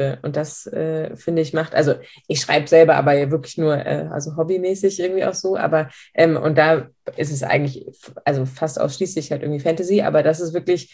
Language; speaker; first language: German; native; German